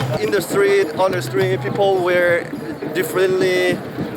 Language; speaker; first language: English; non-native, fluent; Thai